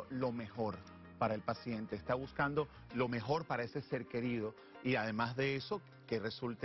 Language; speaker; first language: Spanish; native; Spanish